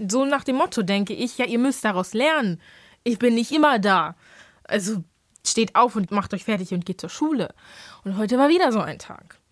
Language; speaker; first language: German; early bilingual, other home language; English